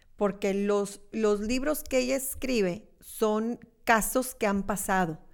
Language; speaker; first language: Spanish; native; Spanish